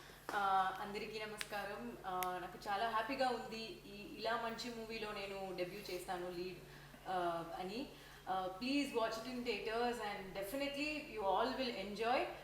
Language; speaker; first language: Telugu; non-native, learner; Tamil